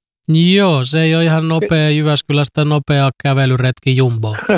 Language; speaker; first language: Finnish; native; Finnish